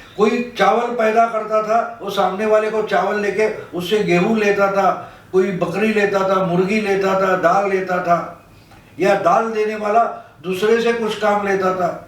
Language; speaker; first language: Hindi; non-native, local second language; Marathi